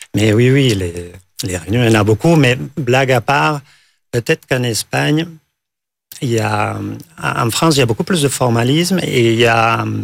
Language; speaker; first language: French; non-native, fluent; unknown